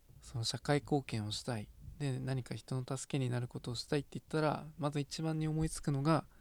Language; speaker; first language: Japanese; native; Japanese